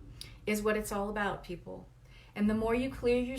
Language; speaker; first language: English; native; English